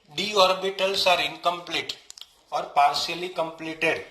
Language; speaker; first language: Hindi; non-native, local second language; Gujarati